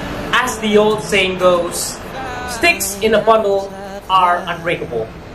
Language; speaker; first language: English; non-native, learner; Indonesian